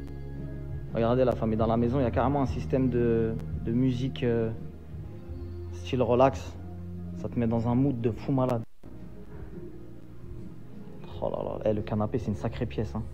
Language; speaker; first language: French; native; French